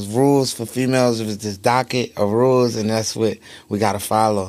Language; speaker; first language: English; native; English